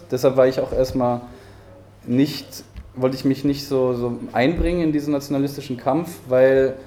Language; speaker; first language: German; early bilingual, heritage; Spanish